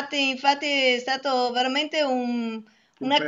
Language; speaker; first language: Italian; native; Italian